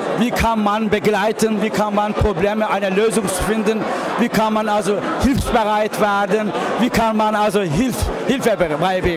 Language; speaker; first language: German; non-native, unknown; Turkish